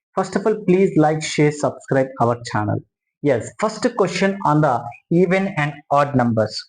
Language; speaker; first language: English; non-native, local second language; Telugu